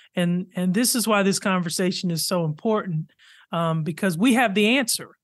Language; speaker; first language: English; native; English